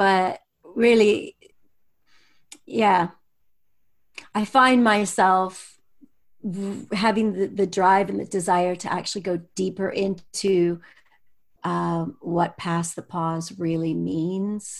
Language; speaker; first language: English; native; English